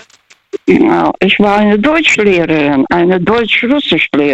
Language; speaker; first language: German; early bilingual, other home language; Russian